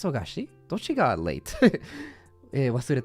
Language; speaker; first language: Japanese; non-native, learner; English